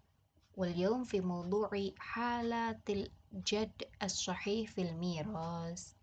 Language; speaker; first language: Arabic; non-native, fluent; Indonesian